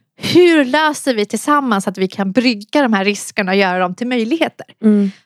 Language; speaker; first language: Swedish; native; Swedish